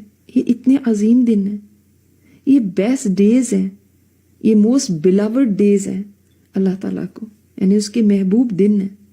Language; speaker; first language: Urdu; native; Urdu